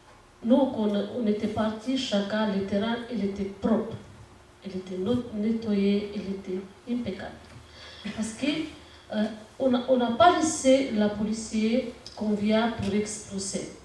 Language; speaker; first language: French; non-native, learner; Romanian